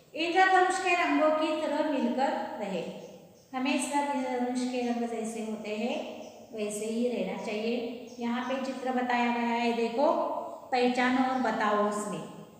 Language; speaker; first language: Hindi; non-native, local second language; Marathi